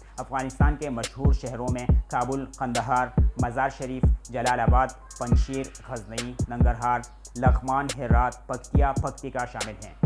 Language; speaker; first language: Urdu; non-native, local second language; Pashto